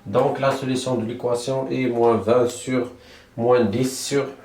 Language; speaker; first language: French; non-native, local second language; Arabic